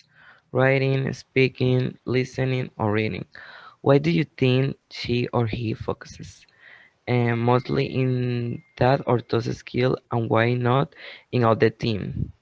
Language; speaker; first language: English; non-native, learner; Spanish